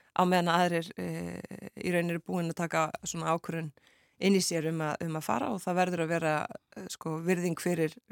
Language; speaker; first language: Icelandic; native; Icelandic